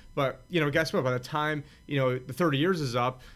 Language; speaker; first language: English; native; English